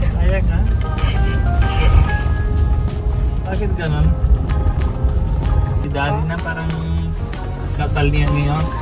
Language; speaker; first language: Filipino; non-native, learner; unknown